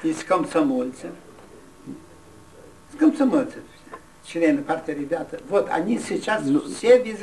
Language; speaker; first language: Russian; non-native, fluent; Yiddish